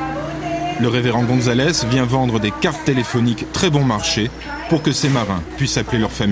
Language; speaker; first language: French; native; French